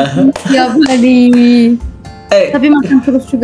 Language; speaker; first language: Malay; non-native, fluent; Turkish